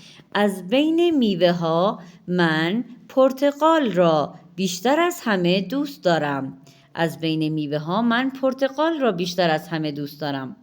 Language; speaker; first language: Persian; non-native, fluent; Urdu